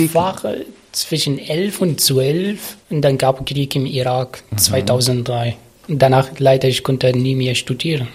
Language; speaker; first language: German; non-native, learner; Arabic